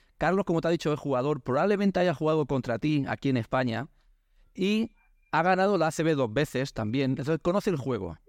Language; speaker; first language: Spanish; native; Spanish